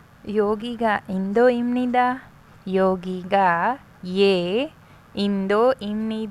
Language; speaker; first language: Korean; non-native, fluent; Hindi